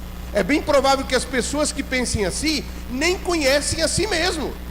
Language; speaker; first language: Portuguese; native; Portuguese